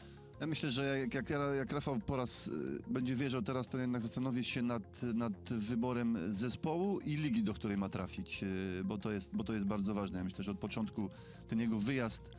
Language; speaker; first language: Polish; native; Polish